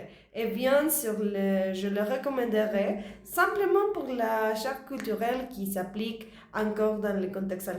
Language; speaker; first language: French; non-native, learner; Spanish